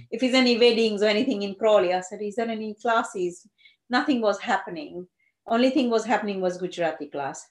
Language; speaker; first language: English; non-native, local second language; Gujarati